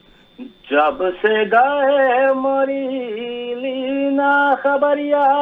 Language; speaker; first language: Hindi; native; Hindi